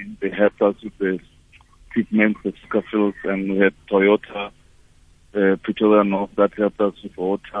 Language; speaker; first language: English; non-native, local second language; Tswana